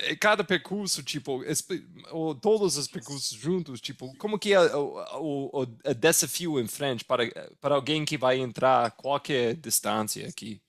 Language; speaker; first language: Portuguese; non-native, fluent; English